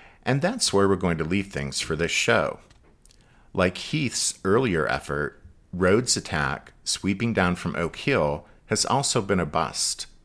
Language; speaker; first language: English; native; English